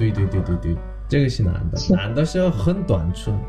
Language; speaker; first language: Chinese; non-native, learner; Korean